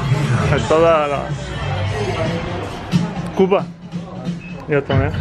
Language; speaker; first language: Spanish; non-native, fluent; Italian